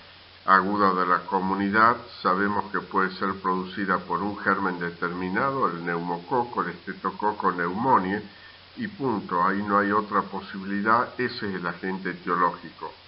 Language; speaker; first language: Spanish; native; Spanish